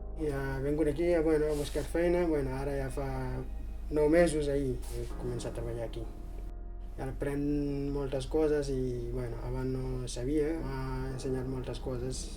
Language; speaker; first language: Catalan; non-native, learner; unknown